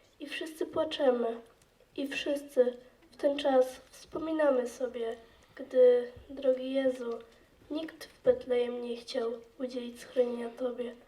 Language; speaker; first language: Polish; native; Polish